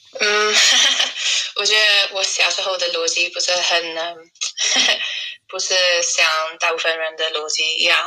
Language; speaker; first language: Chinese; non-native, fluent; English